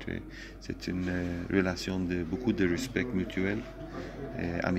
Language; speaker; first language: French; non-native, learner; Hebrew